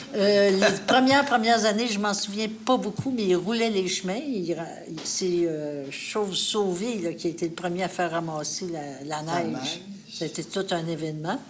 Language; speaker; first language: French; native; French